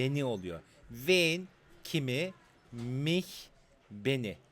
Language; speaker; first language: Turkish; native; Turkish